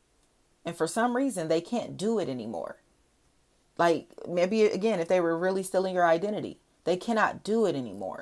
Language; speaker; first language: English; native; English